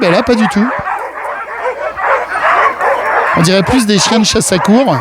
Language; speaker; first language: French; native; French